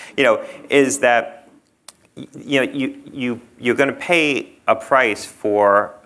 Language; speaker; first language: English; native; English